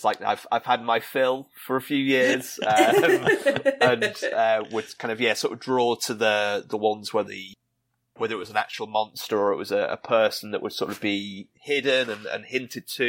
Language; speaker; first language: English; native; English